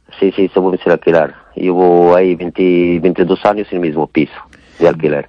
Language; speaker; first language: Spanish; non-native, fluent; Arabic